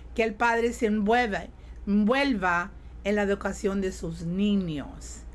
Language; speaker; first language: Spanish; early bilingual, heritage; Spanish